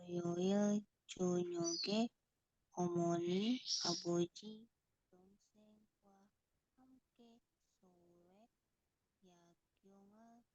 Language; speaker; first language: Korean; non-native, learner; Indonesian